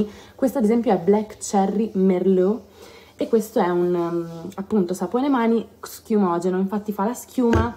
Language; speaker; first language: Italian; native; Italian